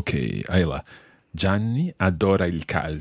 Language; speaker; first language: Italian; non-native, fluent; English